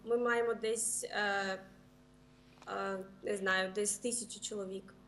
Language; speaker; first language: Ukrainian; early bilingual, heritage; Ukrainian